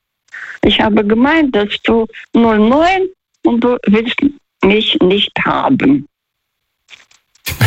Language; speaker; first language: German; non-native, fluent; Russian